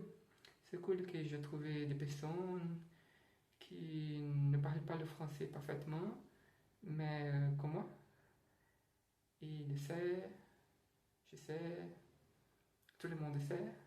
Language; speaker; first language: French; non-native, learner; Portuguese